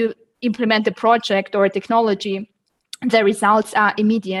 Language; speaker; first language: English; non-native, fluent; Uzbek